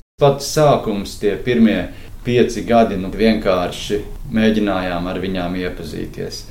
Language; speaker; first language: Latvian; native; Latvian